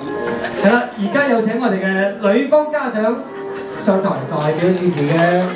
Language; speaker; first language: Cantonese; native; Cantonese